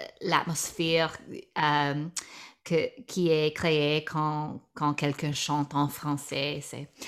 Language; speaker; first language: French; non-native, learner; English